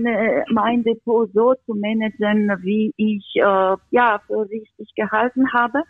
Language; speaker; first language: German; non-native, fluent; Romanian